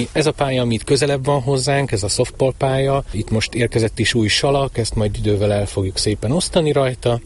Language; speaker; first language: Hungarian; native; Hungarian